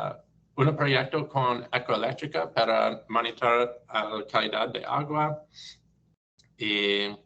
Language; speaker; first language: Spanish; non-native, learner; English